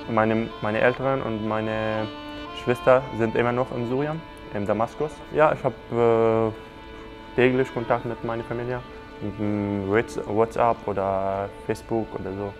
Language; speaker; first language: German; non-native, learner; Arabic